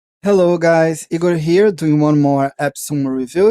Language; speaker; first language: English; non-native, fluent; Portuguese